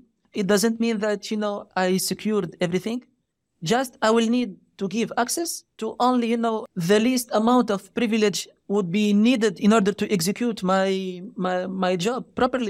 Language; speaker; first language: English; non-native, fluent; Arabic